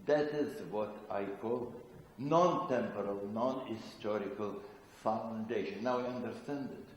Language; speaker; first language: English; non-native, fluent; Russian